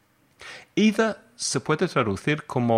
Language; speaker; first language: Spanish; non-native, fluent; English